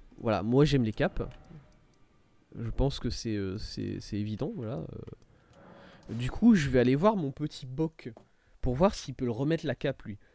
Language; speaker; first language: French; native; French